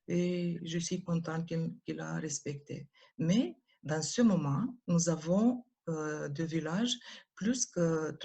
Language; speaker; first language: French; non-native, learner; Romanian